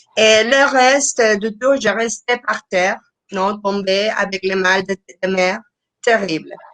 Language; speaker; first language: French; non-native, fluent; Spanish